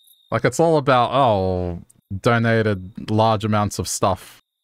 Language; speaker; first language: English; native; English